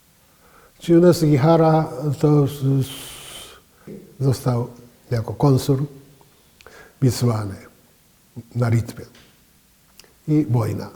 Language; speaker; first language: Polish; non-native, fluent; Japanese